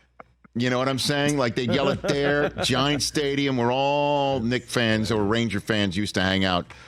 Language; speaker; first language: English; native; English